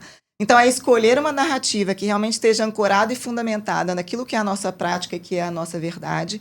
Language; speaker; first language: Portuguese; native; Portuguese